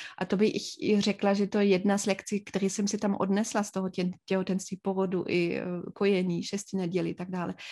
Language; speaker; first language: Czech; non-native, fluent; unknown